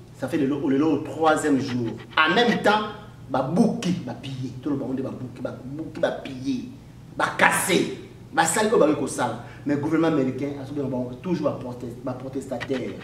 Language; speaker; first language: French; non-native, local second language; Lingala